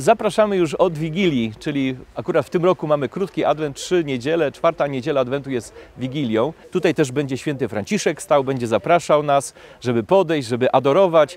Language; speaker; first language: Polish; native; Polish